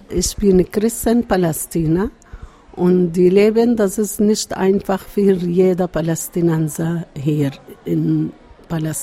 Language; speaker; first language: German; non-native, learner; Arabic